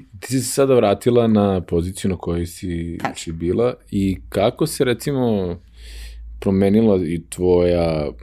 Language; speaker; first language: Serbian; native; Serbian